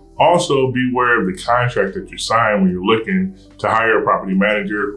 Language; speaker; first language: English; native; English